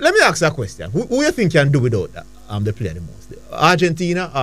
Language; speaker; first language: English; native; English